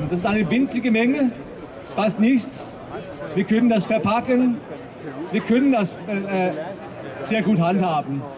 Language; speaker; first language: German; non-native, fluent; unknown